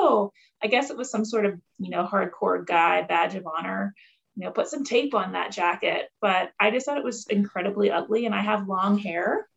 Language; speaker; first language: English; native; English